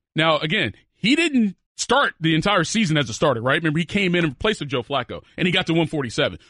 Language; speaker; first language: English; native; English